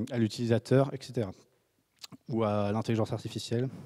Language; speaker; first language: French; native; French